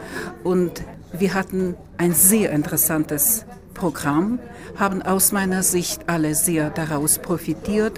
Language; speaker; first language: German; non-native, fluent; Russian